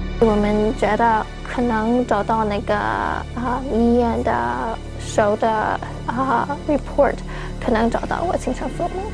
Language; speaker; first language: Chinese; non-native, learner; English